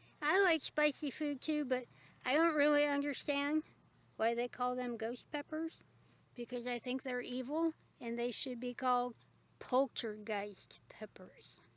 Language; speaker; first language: English; native; English